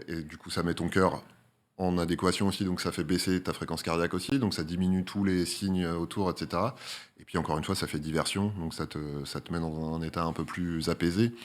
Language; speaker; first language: French; native; French